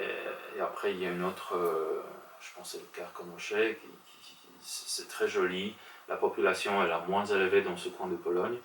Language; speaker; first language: French; non-native, fluent; Polish